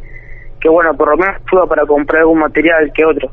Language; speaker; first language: Spanish; native; Spanish